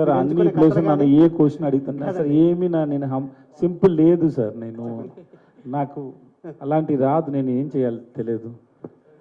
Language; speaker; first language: Telugu; non-native, learner; Tamil